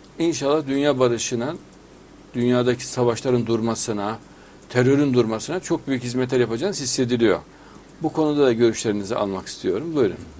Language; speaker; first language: Turkish; native; Turkish